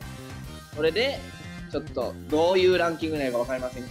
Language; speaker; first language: Japanese; native; Japanese